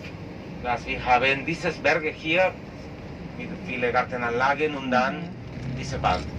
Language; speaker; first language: German; non-native, learner; Catalan